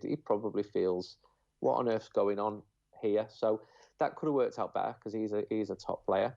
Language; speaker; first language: English; native; English